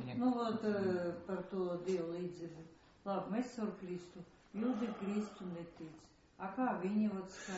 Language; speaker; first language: Latvian; non-native, local second language; Russian